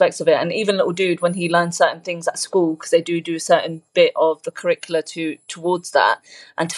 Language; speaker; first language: English; early bilingual, other home language; Punjabi